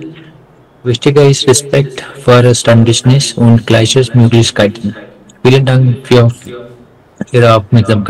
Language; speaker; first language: German; non-native, learner; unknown